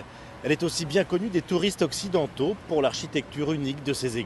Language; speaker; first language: French; native; French